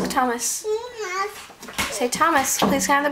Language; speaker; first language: English; native; English